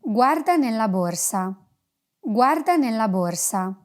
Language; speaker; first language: Italian; non-native, fluent; English